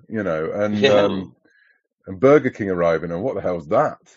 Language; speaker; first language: English; native; English